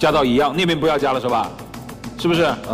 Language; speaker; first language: Chinese; native; Chinese